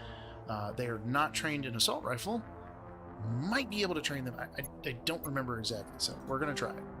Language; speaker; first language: English; native; English